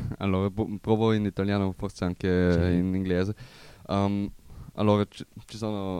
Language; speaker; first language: Italian; non-native, learner; German